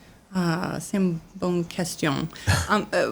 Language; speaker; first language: French; non-native, learner; English